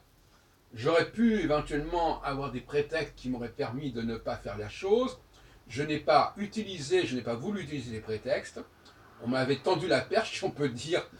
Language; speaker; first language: French; native; French